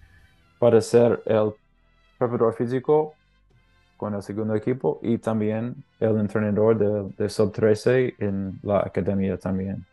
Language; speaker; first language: Spanish; non-native, learner; English